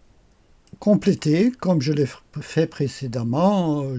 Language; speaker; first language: French; native; French